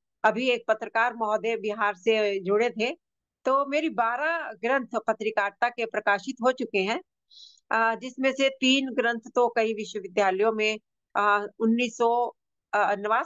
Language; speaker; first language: Hindi; native; Hindi